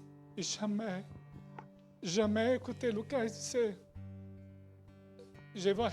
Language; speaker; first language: French; non-native, learner; Portuguese